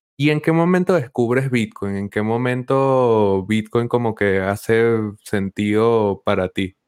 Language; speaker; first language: Spanish; native; Spanish